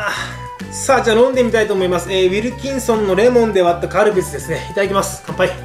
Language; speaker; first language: Japanese; native; Japanese